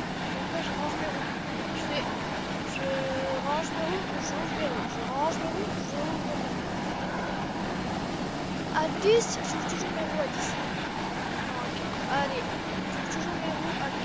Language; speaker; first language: French; native; French